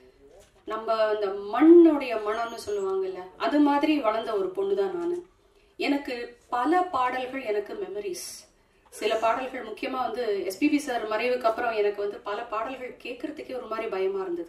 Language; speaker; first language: Tamil; native; Tamil